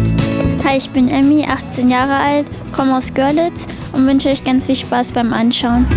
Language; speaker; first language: German; native; German